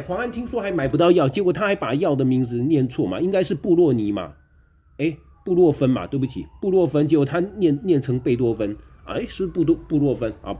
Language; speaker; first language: Chinese; native; Chinese